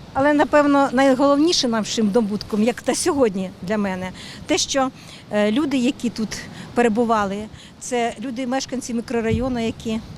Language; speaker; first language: Ukrainian; native; Ukrainian